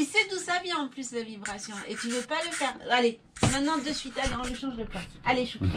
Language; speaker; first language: French; native; French